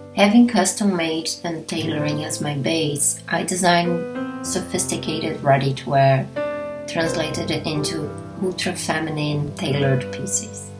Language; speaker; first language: English; non-native, fluent; Portuguese